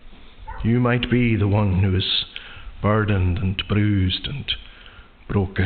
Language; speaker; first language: English; native; English